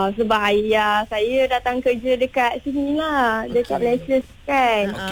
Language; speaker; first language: Malay; early bilingual, other home language; Tamil